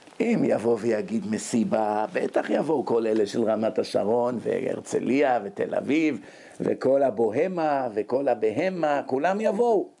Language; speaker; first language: Hebrew; native; Hebrew